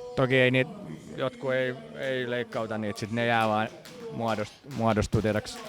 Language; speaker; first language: Finnish; native; Finnish